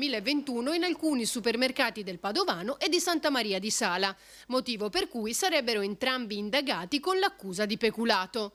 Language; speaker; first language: Italian; native; Italian